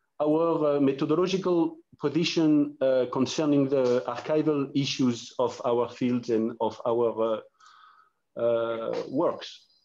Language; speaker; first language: English; non-native, fluent; French